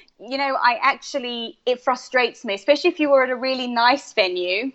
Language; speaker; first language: English; native; English